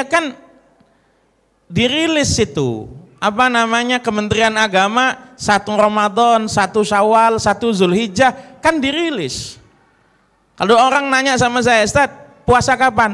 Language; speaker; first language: Indonesian; native; Indonesian